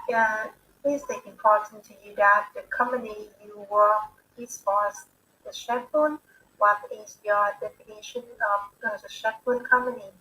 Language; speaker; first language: English; non-native, learner; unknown